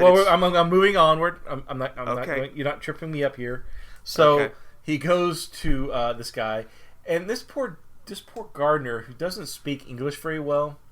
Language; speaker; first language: English; native; English